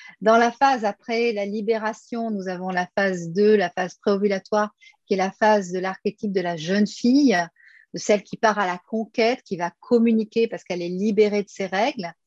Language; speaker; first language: French; native; French